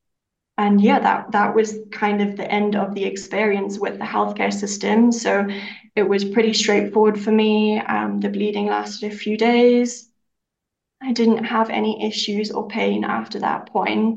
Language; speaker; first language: English; native; English